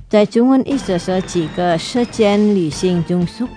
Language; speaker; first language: Chinese; non-native, fluent; Indonesian